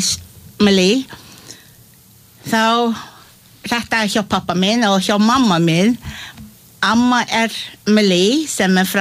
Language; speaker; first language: Icelandic; non-native, learner; Malay